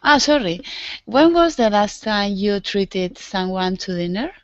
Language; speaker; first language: English; non-native, learner; Spanish